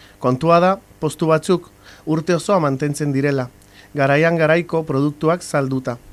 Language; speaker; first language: Basque; non-native, local second language; Spanish